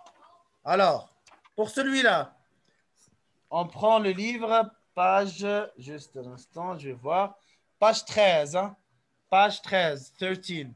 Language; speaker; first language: French; non-native, local second language; Arabic